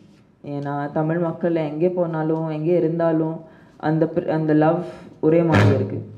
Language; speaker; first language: Tamil; non-native, fluent; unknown